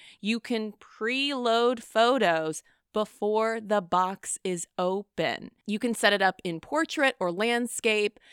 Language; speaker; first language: English; native; English